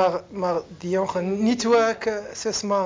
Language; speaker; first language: Dutch; non-native, learner; Arabic